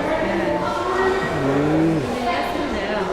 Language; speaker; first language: Korean; non-native, learner; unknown